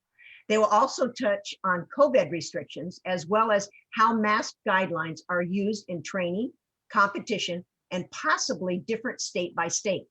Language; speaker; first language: English; native; English